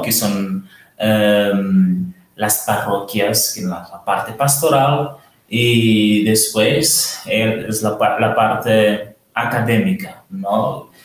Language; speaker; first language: Spanish; non-native, learner; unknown